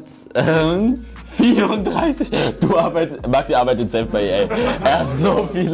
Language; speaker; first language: German; native; German